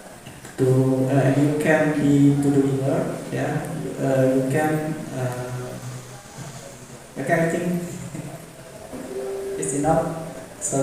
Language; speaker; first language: English; non-native, learner; Indonesian